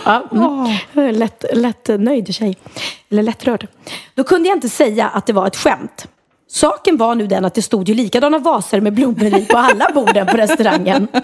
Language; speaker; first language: Swedish; native; Swedish